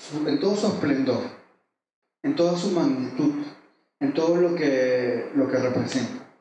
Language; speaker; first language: Spanish; native; Spanish